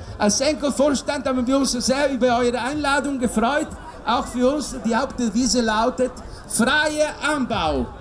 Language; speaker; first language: German; non-native, learner; Italian